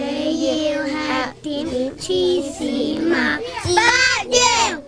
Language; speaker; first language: Chinese; early bilingual, heritage; Cantonese